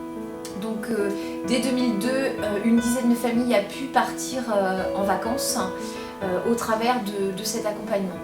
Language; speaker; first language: French; native; French